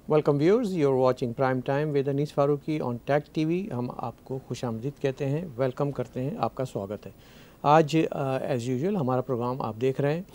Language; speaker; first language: Urdu; native; Urdu